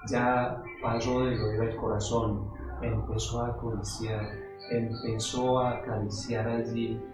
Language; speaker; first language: Spanish; native; Spanish